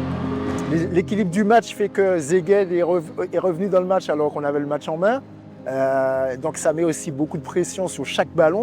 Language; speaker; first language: French; native; French